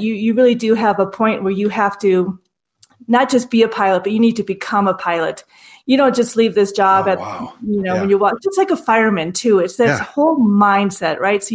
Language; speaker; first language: English; native; English